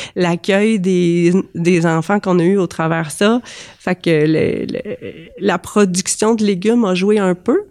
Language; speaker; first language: French; native; French